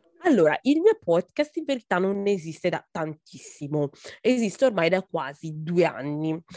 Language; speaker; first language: Italian; early bilingual, other home language; Akan